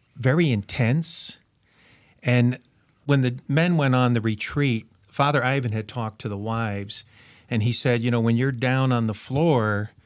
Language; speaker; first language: English; native; English